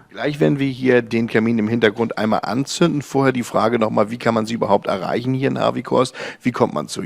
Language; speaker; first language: German; native; German